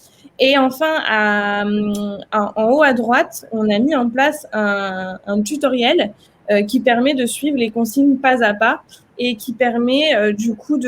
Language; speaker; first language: French; native; French